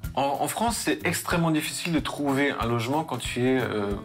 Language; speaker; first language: French; native; French